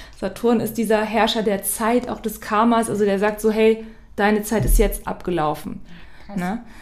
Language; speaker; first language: German; native; German